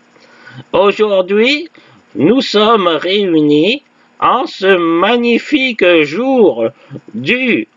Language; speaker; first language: French; native; French